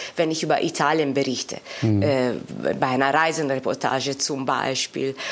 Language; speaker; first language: German; non-native, fluent; Italian